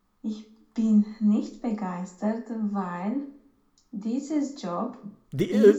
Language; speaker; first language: German; non-native, learner; Romanian